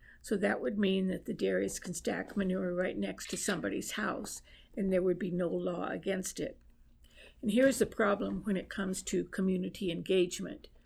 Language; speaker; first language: English; native; English